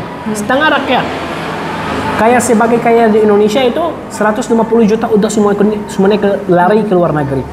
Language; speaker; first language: Indonesian; non-native, fluent; Arabic